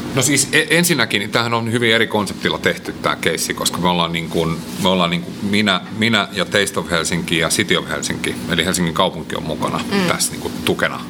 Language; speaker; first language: Finnish; native; Finnish